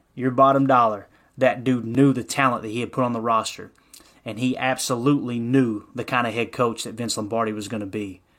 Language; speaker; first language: English; native; English